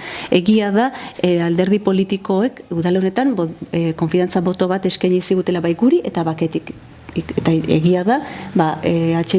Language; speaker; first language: Basque; native; Basque